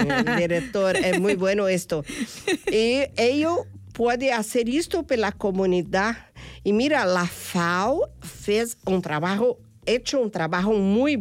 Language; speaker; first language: Spanish; non-native, fluent; Portuguese